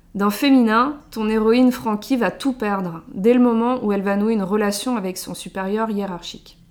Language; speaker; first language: French; native; French